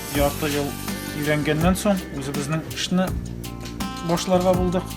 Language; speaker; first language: Tatar; native; Tatar